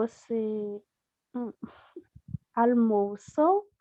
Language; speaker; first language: Portuguese; non-native, learner; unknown